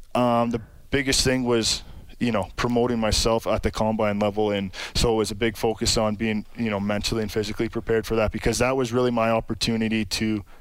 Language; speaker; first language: English; native; English